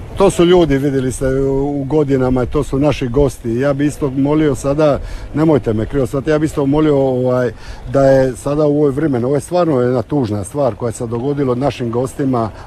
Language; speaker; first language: Croatian; native; Croatian